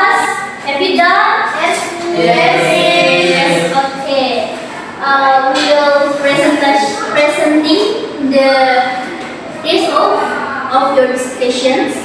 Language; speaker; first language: English; non-native, learner; Indonesian